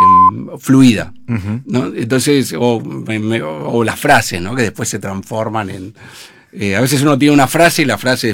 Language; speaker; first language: Spanish; native; Spanish